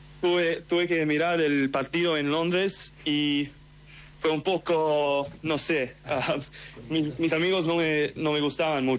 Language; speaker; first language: Spanish; early bilingual, heritage; English